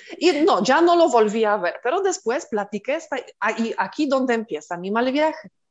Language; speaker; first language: Spanish; non-native, fluent; Polish